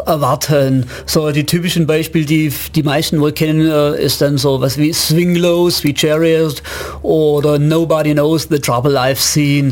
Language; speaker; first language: German; native; German